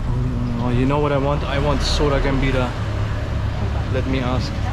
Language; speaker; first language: English; non-native, fluent; German